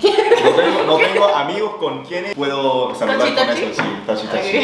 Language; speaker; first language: Spanish; non-native, fluent; Korean